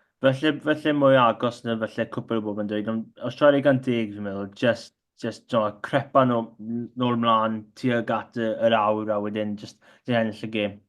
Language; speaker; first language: Welsh; non-native, local second language; English